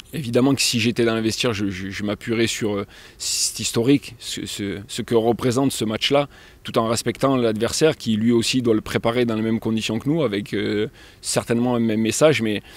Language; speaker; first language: French; native; French